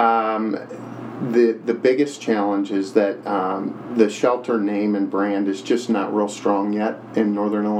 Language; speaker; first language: English; native; English